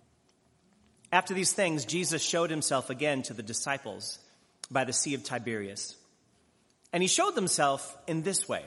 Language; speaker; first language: English; native; English